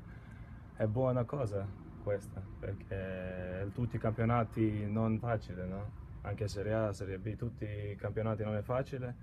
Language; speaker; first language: Italian; non-native, learner; Latvian